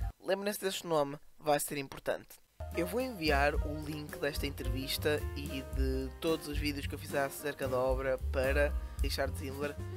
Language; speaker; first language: Portuguese; native; Portuguese